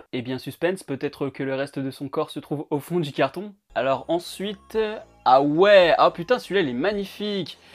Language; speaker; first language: French; native; French